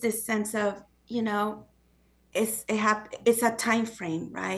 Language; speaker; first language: English; non-native, fluent; Spanish